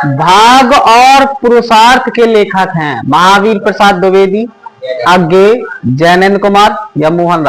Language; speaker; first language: Hindi; native; Hindi